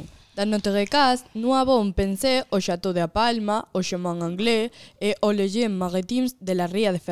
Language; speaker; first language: French; non-native, learner; Galician